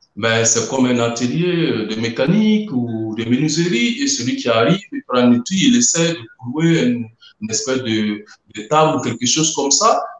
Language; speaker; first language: French; non-native, local second language; Mossi